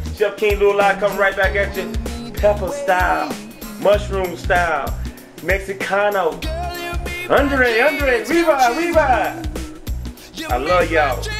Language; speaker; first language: English; native; English